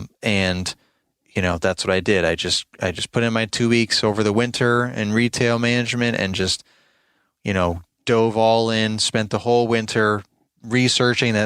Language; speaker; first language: English; native; English